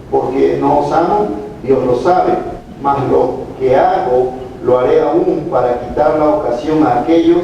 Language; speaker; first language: Spanish; native; Spanish